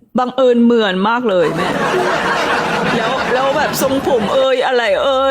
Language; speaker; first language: Thai; early bilingual, heritage; Thai